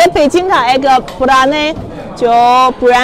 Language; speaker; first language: Hindi; non-native, learner; Chinese